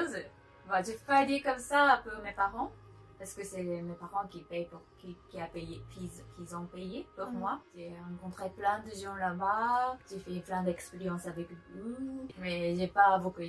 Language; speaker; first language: French; non-native, learner; Japanese